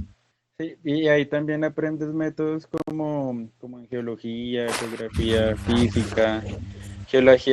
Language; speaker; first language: Spanish; native; Spanish